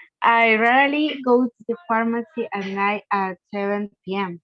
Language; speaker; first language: English; non-native, learner; Spanish